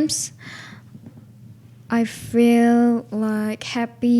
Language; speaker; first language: English; non-native, learner; Indonesian